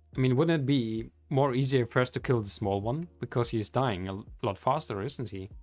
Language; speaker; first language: English; non-native, fluent; German